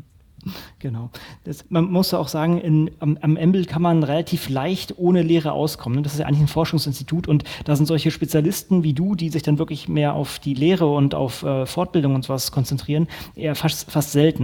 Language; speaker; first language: German; native; German